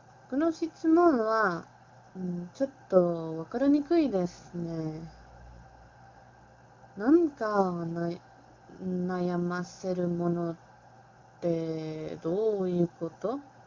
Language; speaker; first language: Japanese; non-native, learner; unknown